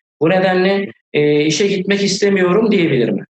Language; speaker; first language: Turkish; native; Turkish